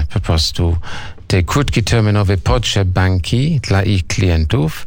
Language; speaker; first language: Polish; non-native, fluent; English